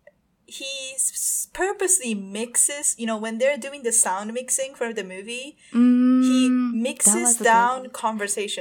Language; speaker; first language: English; non-native, fluent; Japanese